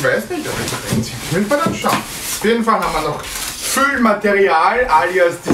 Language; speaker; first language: German; native; German